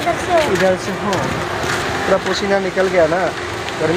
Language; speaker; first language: Hindi; non-native, local second language; Assamese